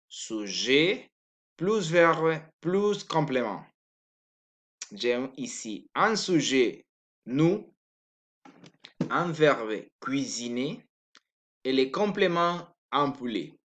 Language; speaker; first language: French; non-native, learner; Spanish